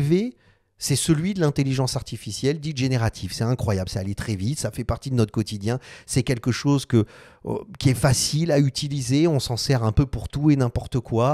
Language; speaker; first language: French; native; French